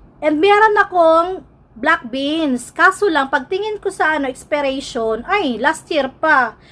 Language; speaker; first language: Filipino; non-native, local second language; Cebuano